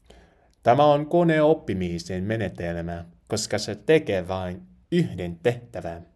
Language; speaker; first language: Finnish; non-native, learner; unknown